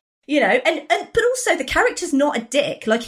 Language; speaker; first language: English; native; English